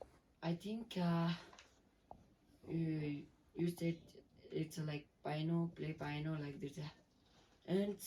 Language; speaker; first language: English; non-native, learner; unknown